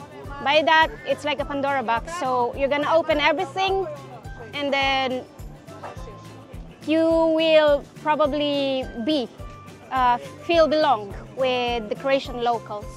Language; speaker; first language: English; non-native, local second language; Filipino